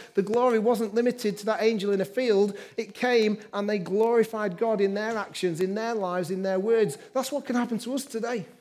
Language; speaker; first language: English; native; English